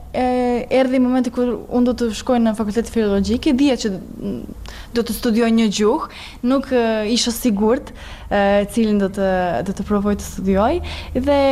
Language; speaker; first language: Albanian; non-native, learner; Serbian